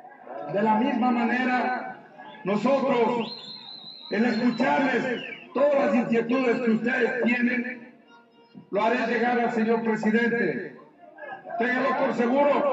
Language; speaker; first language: Spanish; native; Spanish